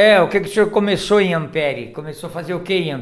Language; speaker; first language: Portuguese; native; Portuguese